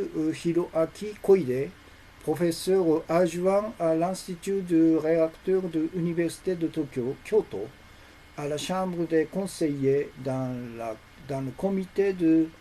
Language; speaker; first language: French; non-native, learner; Japanese